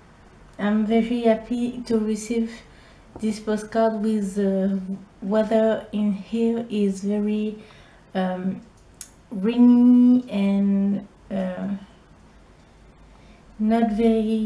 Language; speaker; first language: English; non-native, learner; French